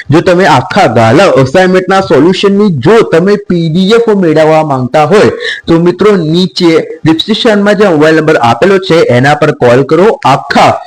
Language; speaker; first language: Gujarati; native; Gujarati